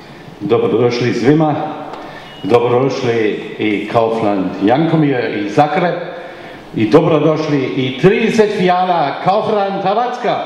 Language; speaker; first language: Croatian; non-native, learner; German